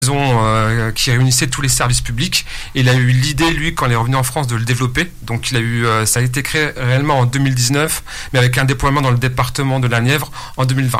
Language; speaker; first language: French; native; French